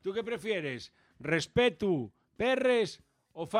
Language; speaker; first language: Spanish; native; Spanish